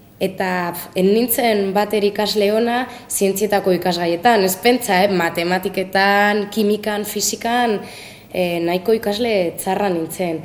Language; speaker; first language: Basque; non-native, local second language; Spanish